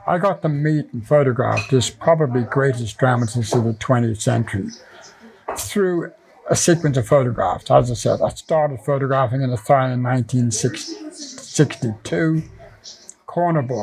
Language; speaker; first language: English; native; English